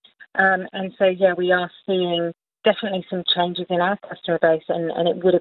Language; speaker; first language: English; native; English